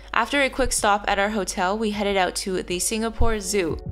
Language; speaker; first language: English; non-native, fluent; Chinese